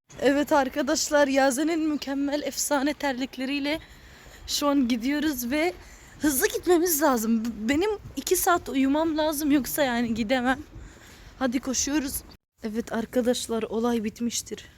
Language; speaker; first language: Turkish; early bilingual, other home language; Arabic